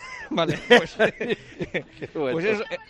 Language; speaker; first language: Spanish; native; Spanish